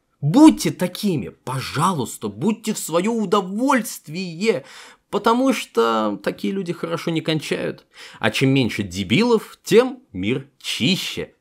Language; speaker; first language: Russian; native; Russian